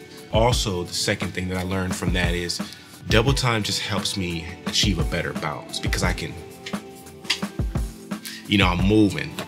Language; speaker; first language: English; native; English